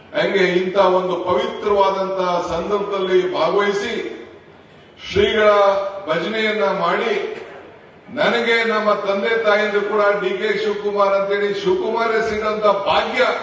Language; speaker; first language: Kannada; native; Kannada